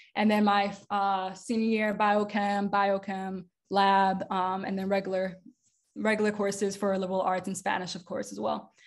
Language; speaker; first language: English; native; English